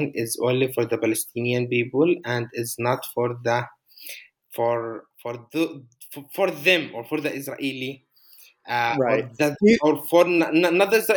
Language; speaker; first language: English; non-native, fluent; Arabic